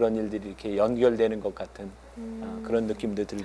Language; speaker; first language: Korean; native; Korean